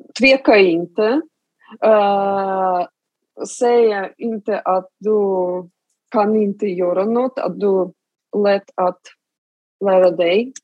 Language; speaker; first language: Swedish; non-native, fluent; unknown